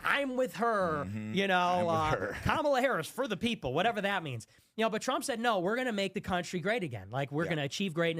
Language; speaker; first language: English; native; English